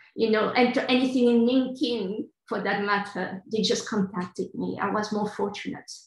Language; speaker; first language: English; non-native, fluent; French